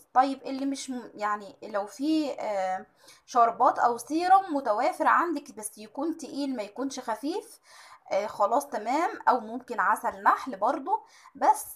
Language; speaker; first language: Arabic; native; Arabic